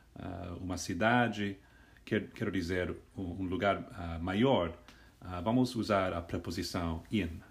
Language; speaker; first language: Portuguese; non-native, learner; English